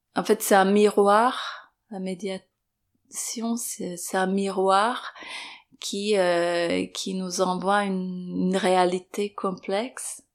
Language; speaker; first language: French; non-native, fluent; Serbian